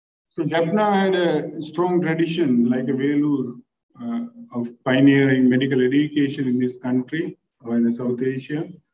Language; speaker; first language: English; non-native, local second language; Tamil